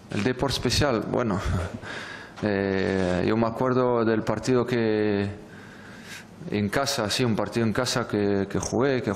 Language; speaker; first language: Spanish; non-native, fluent; French